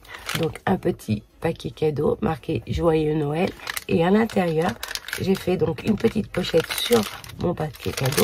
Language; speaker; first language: French; native; French